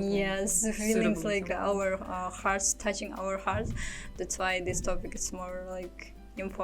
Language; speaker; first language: English; non-native, learner; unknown